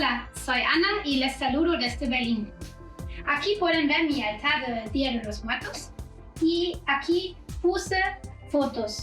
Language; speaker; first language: Spanish; non-native, fluent; German